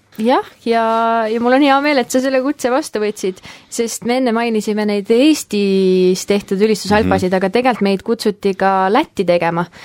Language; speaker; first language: Estonian; early bilingual, heritage; Estonian